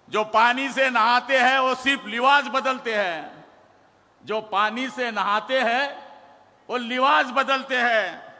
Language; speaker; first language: Hindi; non-native, local second language; Marathi